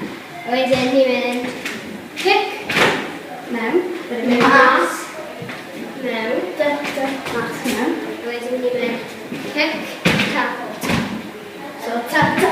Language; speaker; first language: Welsh; non-native, local second language; English